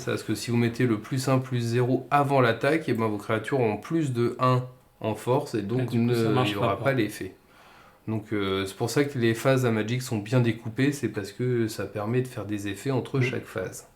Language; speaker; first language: French; native; French